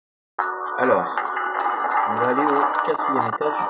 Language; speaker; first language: French; native; French